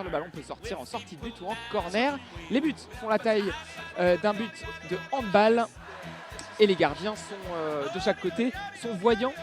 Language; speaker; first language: French; native; French